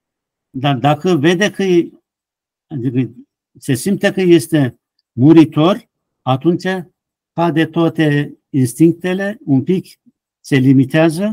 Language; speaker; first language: Romanian; non-native, fluent; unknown